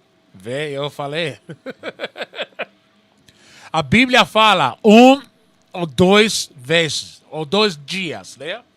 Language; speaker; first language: Portuguese; non-native, learner; Spanish